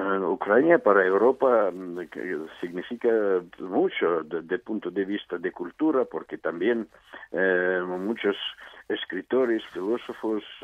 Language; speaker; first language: Spanish; non-native, fluent; Russian